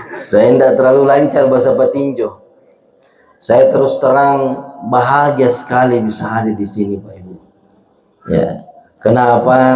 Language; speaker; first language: Indonesian; non-native, local second language; Buginese